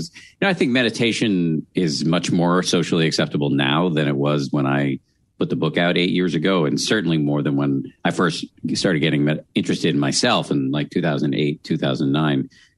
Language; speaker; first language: English; native; English